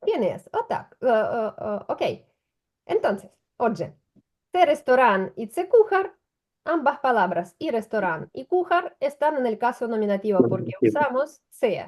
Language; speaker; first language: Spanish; non-native, fluent; Ukrainian